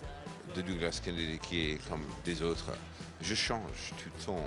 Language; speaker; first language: French; non-native, fluent; English